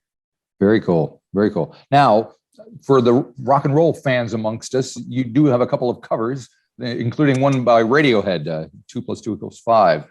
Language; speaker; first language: English; native; English